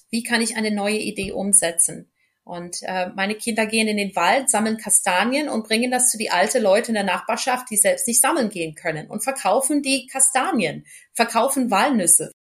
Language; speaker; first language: German; non-native, fluent; English